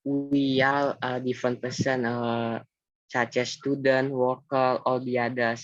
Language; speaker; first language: English; non-native, learner; Indonesian